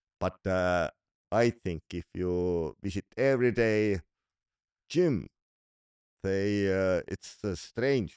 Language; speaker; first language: English; non-native, learner; Estonian